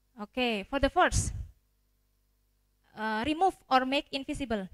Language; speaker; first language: English; non-native, fluent; Indonesian